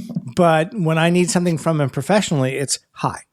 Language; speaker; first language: English; native; English